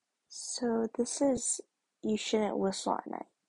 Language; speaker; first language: English; native; English